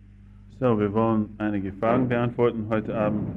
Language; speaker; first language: German; non-native, fluent; English